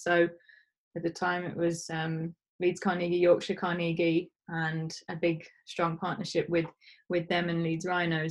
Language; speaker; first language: English; native; English